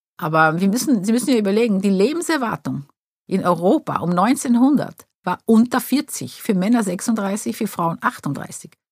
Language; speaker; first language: German; non-native, fluent; Portuguese